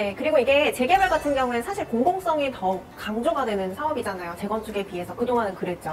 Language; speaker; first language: Korean; native; Korean